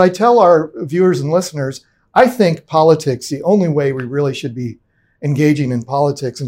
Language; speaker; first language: English; native; English